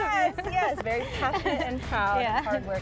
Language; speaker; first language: English; early bilingual, other home language; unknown